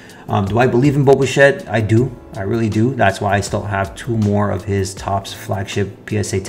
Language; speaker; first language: English; native; English